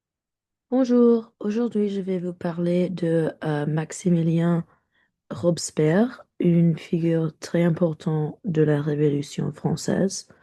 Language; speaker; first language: French; non-native, learner; English